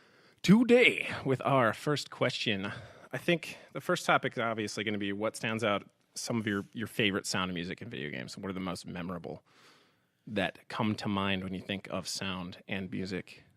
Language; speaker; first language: English; native; English